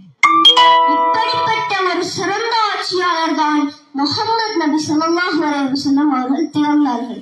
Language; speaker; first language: Tamil; native; Tamil